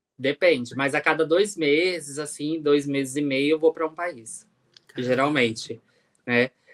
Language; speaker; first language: Portuguese; native; Portuguese